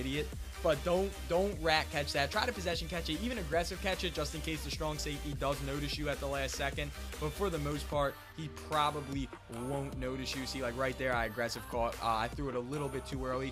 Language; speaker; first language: English; native; English